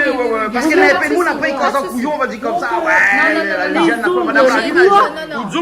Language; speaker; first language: French; native; French